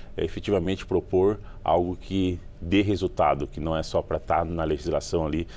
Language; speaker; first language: Portuguese; native; Portuguese